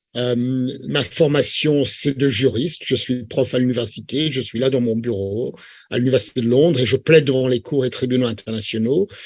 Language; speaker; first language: French; non-native, fluent; English